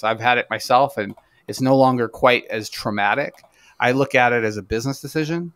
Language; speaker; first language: English; native; English